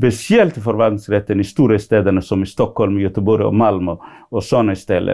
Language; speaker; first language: Swedish; non-native, fluent; Somali